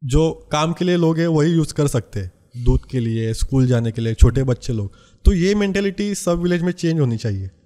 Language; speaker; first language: Hindi; non-native, local second language; Marathi